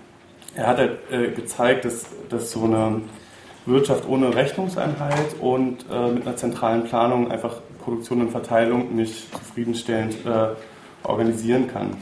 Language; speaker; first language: German; native; German